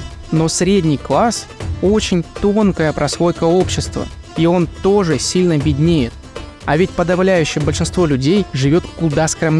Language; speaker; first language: Russian; native; Russian